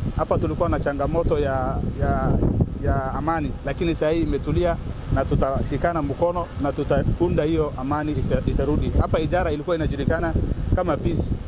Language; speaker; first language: Swahili; non-native, local second language; Somali